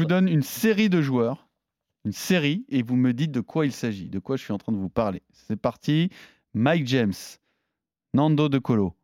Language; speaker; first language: French; native; French